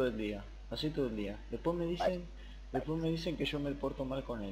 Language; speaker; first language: Spanish; native; Spanish